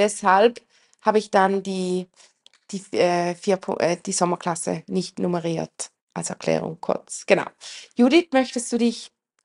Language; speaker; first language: German; native; German